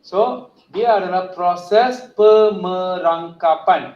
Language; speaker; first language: Malay; non-native, local second language; Tamil